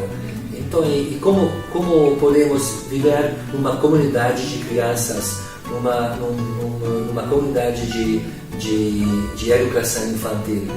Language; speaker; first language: Portuguese; non-native, learner; Hungarian